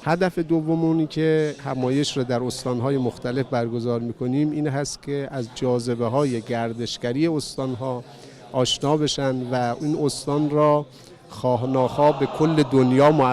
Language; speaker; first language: Persian; native; Persian